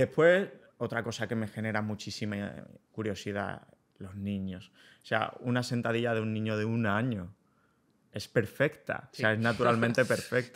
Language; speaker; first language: Spanish; native; Spanish